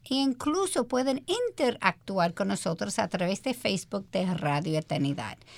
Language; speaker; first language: Spanish; early bilingual, heritage; English